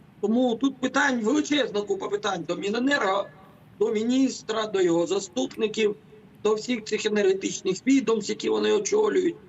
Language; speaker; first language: Ukrainian; native; Ukrainian